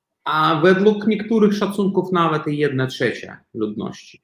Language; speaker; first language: Polish; non-native, fluent; Belarusian